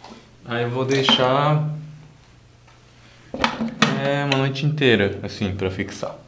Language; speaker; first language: Portuguese; non-native, fluent; Japanese